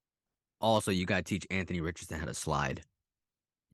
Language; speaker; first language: English; native; English